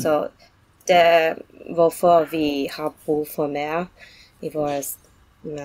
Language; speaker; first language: Danish; non-native, fluent; English